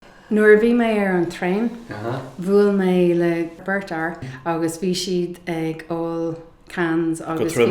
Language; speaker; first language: Irish; non-native, learner; English